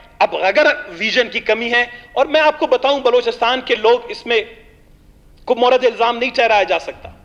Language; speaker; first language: Urdu; non-native, local second language; Baluchi